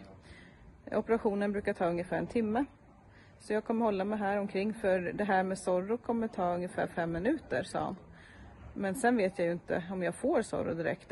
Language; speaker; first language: Swedish; native; Swedish